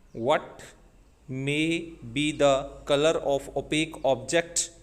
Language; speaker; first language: English; non-native, local second language; Punjabi